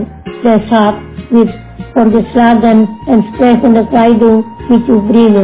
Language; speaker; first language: German; non-native, learner; Indonesian